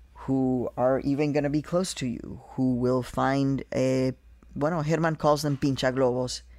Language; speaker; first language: English; native; English